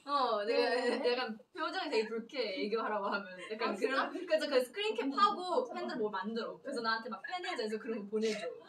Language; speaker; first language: Korean; early bilingual, heritage; Korean